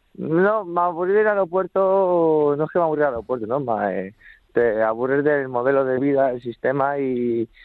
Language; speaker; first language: Spanish; native; Spanish